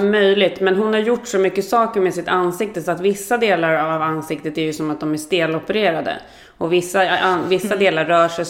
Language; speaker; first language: Swedish; native; Swedish